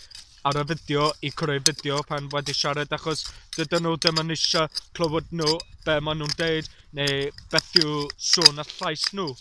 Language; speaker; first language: Welsh; non-native, learner; English